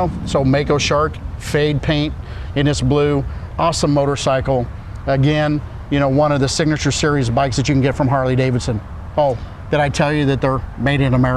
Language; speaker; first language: English; native; English